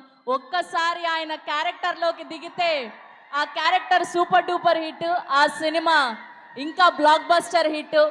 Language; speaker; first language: Telugu; native; Telugu